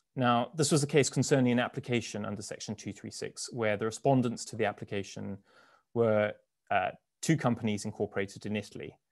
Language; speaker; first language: English; native; English